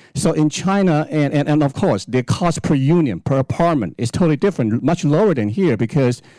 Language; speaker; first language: English; non-native, fluent; Chinese